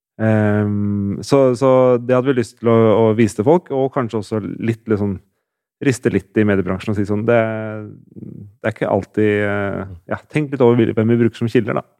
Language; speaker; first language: Norwegian; native; Norwegian